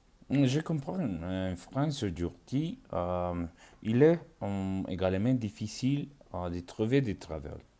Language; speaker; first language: French; non-native, learner; Spanish